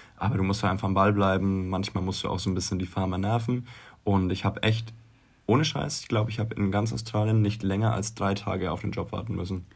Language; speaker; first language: German; native; German